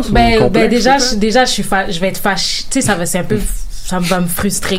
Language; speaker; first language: French; native; French